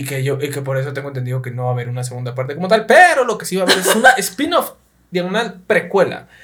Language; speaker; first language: Spanish; native; Spanish